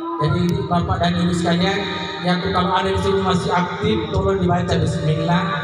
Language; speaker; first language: Indonesian; non-native, local second language; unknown